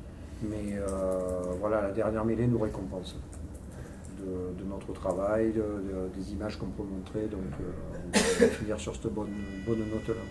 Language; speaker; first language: French; native; French